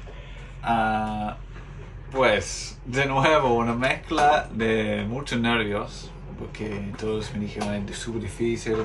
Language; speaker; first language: Spanish; non-native, fluent; English